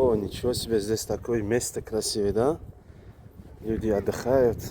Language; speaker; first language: Russian; non-native, learner; Tajik